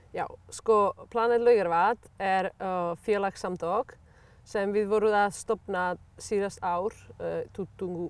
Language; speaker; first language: Icelandic; non-native, learner; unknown